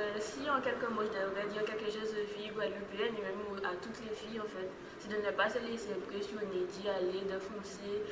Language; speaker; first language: French; native; French